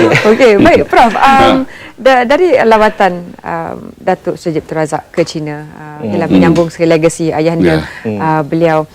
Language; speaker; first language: Malay; native; Malay